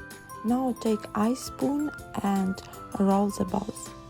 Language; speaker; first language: English; non-native, learner; Russian